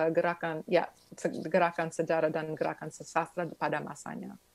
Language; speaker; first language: Indonesian; early bilingual, other home language; English